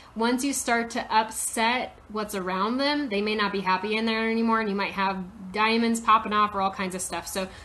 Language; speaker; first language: English; native; English